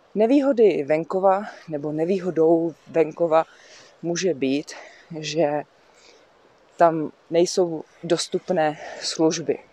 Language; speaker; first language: Czech; native; Czech